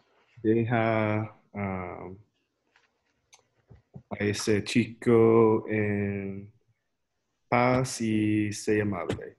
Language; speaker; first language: Spanish; non-native, learner; English